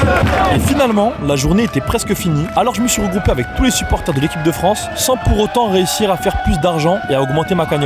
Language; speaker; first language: French; native; French